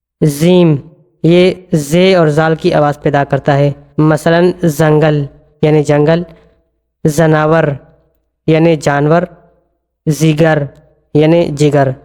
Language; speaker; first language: Urdu; non-native, local second language; Pashto